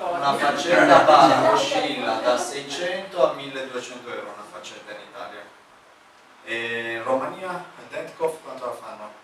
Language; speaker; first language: Italian; native; Italian